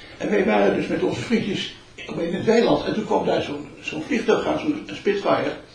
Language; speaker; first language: Dutch; early bilingual, other home language; Malay